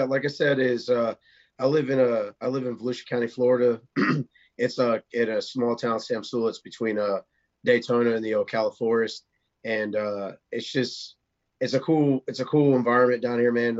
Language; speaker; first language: English; native; English